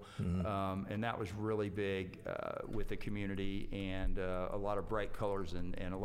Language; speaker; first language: English; native; English